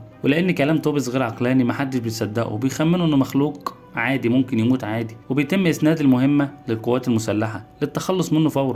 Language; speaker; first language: Arabic; native; Arabic